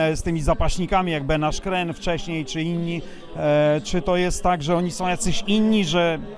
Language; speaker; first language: Polish; native; Polish